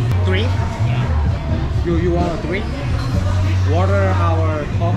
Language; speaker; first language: English; non-native, learner; Korean